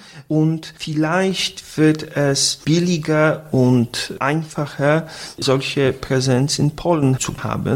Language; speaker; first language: German; non-native, fluent; Polish